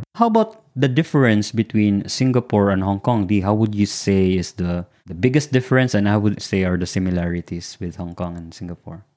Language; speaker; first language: English; non-native, local second language; Filipino